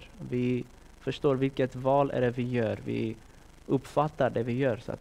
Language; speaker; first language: Swedish; non-native, fluent; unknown